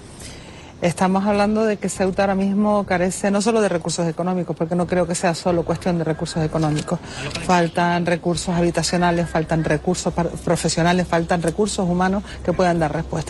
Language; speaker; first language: Spanish; native; Spanish